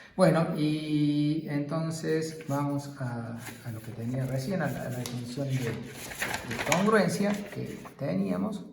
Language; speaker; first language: Spanish; native; Spanish